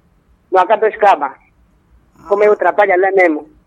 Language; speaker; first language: Portuguese; non-native, local second language; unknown